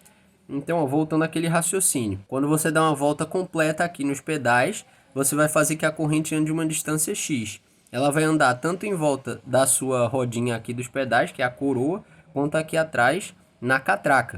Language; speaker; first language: Portuguese; native; Portuguese